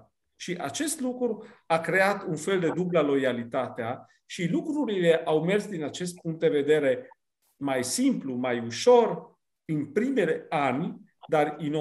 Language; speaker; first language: Romanian; non-native, fluent; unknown